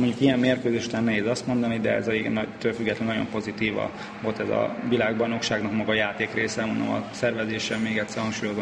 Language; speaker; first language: Hungarian; native; Hungarian